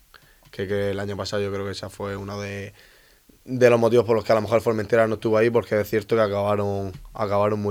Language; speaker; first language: Spanish; native; Spanish